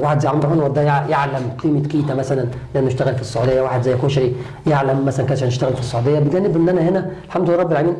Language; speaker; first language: Arabic; native; Arabic